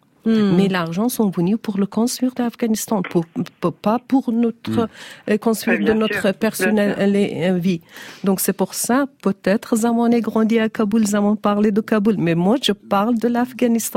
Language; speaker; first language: French; non-native, learner; Persian